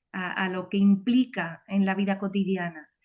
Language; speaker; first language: Spanish; native; Spanish